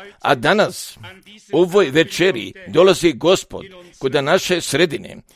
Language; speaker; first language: Croatian; non-native, fluent; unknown